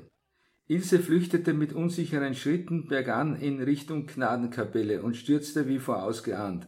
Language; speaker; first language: German; native; German